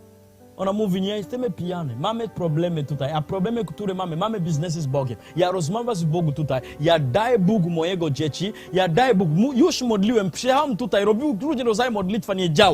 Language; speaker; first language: Polish; non-native, learner; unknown